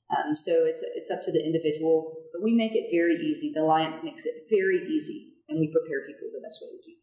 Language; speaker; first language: English; native; English